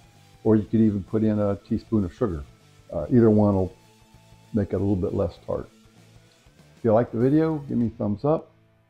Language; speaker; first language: English; native; English